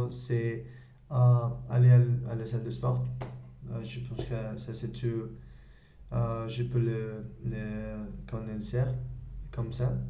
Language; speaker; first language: French; non-native, learner; Spanish